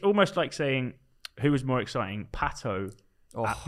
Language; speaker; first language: English; native; English